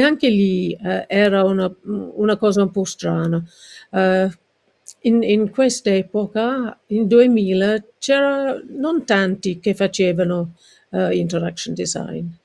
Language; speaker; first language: Italian; non-native, learner; English